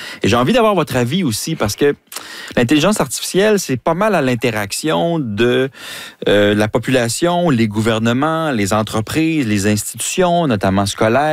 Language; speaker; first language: French; native; French